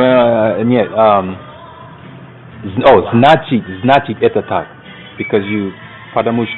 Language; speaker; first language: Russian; non-native, learner; English